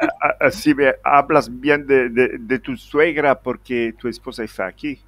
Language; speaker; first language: Spanish; non-native, fluent; Italian